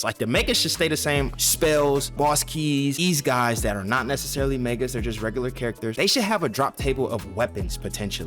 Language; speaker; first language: English; native; English